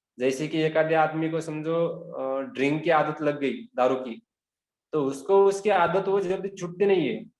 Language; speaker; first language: Hindi; non-native, local second language; Marathi